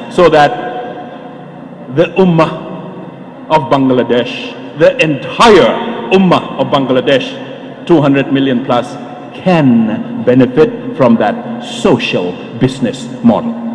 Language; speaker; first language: English; non-native, fluent; Thai